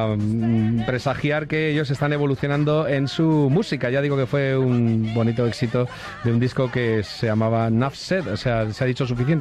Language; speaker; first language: Spanish; native; Spanish